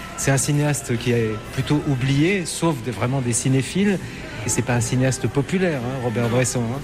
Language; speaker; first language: French; native; French